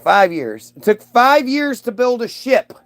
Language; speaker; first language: English; native; English